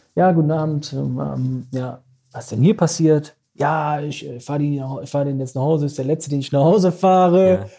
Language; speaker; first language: German; native; German